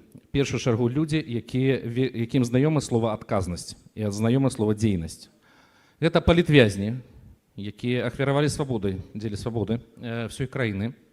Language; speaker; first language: Belarusian; native; Belarusian